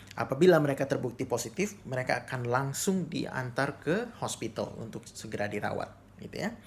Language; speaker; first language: Indonesian; native; Indonesian